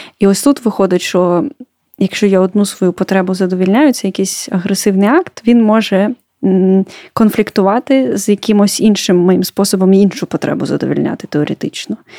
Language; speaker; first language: Ukrainian; non-native, local second language; Russian